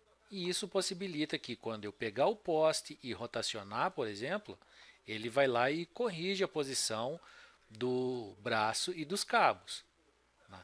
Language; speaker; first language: Portuguese; native; Portuguese